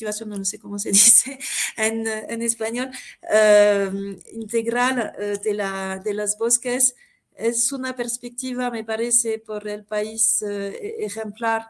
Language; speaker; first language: Spanish; non-native, fluent; French